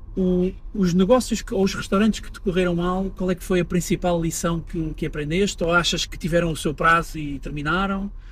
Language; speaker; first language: Portuguese; native; Portuguese